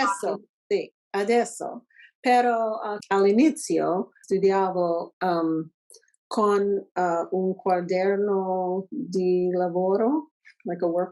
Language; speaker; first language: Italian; non-native, learner; English